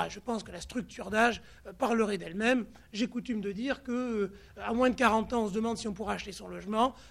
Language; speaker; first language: French; native; French